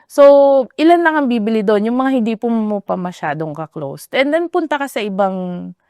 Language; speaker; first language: Filipino; native; Filipino